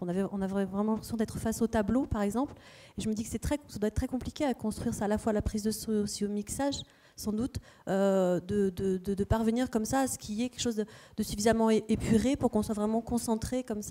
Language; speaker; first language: French; native; French